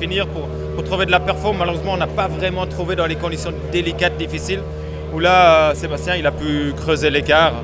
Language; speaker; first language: French; native; French